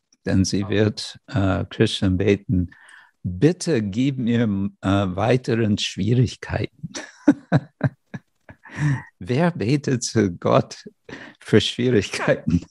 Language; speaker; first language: German; non-native, fluent; English